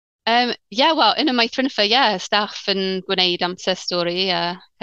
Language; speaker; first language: Welsh; non-native, learner; English